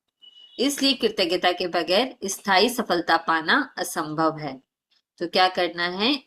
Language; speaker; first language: Hindi; native; Hindi